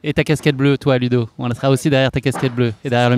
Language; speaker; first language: French; native; French